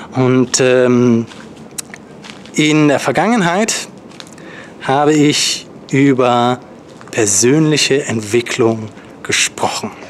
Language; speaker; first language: German; native; German